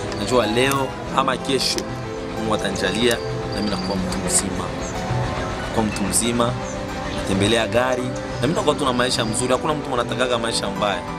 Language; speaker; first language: Swahili; native; Swahili